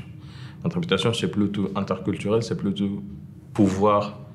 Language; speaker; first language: French; non-native, fluent; Arabic